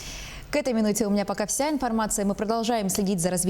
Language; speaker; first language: Russian; native; Russian